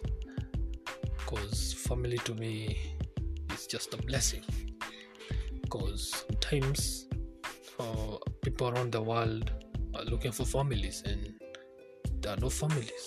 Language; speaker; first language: English; non-native, local second language; Kikuyu